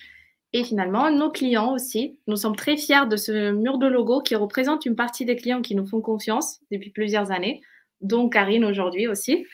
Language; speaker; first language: French; native; French